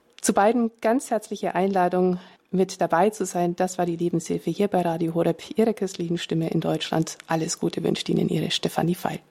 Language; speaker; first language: German; native; German